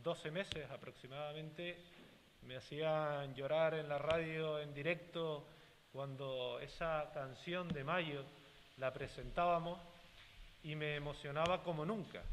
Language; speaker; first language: Spanish; native; Spanish